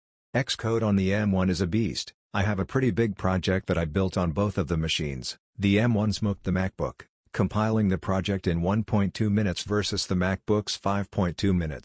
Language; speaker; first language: English; native; English